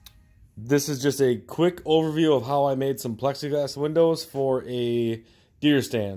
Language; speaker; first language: English; native; English